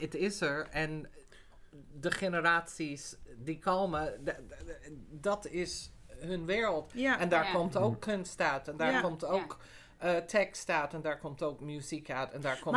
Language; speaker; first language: Dutch; non-native, fluent; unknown